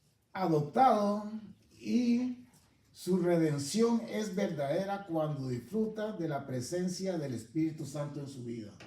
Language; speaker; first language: Spanish; native; Spanish